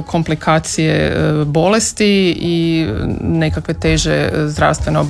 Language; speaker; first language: Serbian; native; Serbian